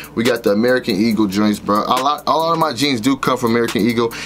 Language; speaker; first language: English; native; English